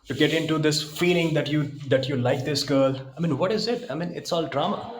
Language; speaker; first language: English; non-native, local second language; Punjabi